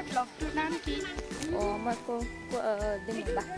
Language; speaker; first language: Hindi; non-native, local second language; Assamese